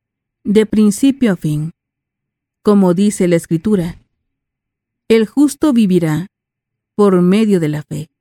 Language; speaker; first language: Spanish; native; Spanish